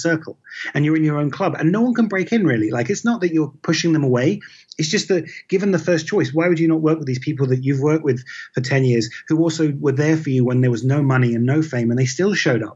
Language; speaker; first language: English; native; English